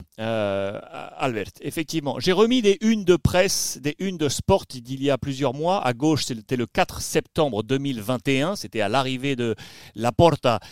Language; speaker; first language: French; native; French